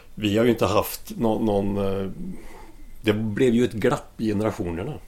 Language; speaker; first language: Swedish; native; Swedish